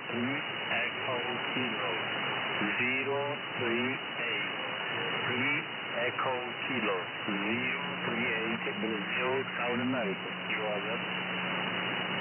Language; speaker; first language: English; non-native, learner; Portuguese